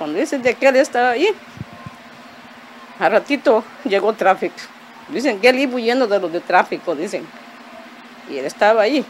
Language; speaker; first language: Spanish; native; Spanish